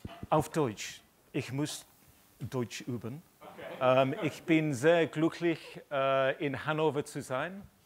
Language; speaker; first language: German; non-native, learner; English